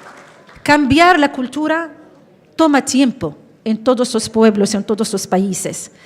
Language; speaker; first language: Spanish; non-native, fluent; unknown